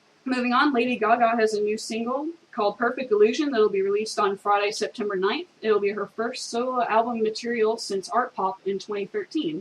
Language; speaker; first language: English; native; English